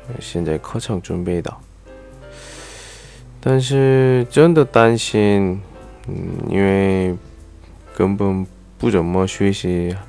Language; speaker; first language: Chinese; non-native, learner; Korean